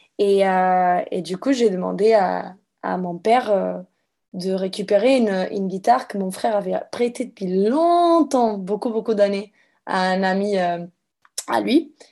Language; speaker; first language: French; non-native, fluent; Portuguese